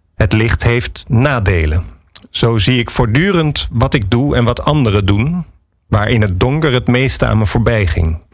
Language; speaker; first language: Dutch; native; Dutch